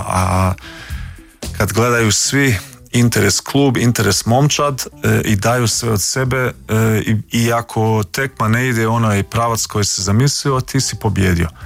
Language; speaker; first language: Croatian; early bilingual, heritage; Croatian